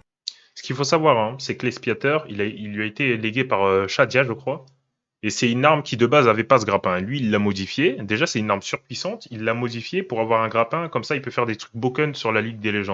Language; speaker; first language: French; native; French